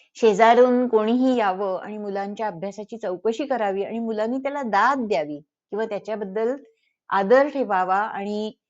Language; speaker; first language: Marathi; early bilingual, heritage; Marathi